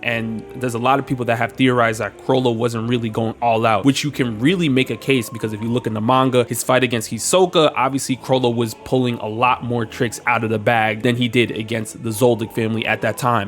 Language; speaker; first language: English; native; English